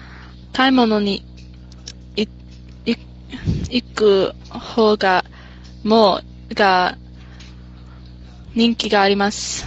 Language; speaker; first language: Japanese; non-native, learner; English